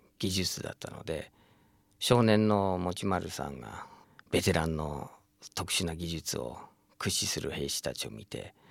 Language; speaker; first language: Japanese; non-native, fluent; English